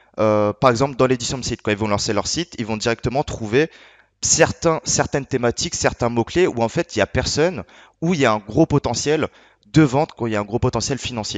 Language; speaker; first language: French; native; French